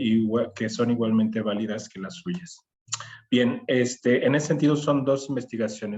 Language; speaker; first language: Spanish; native; Spanish